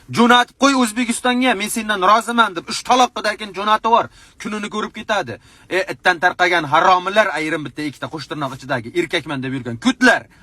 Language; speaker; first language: Uzbek; native; Uzbek